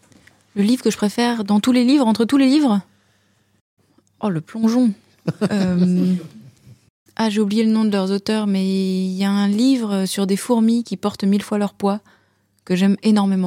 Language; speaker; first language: French; native; French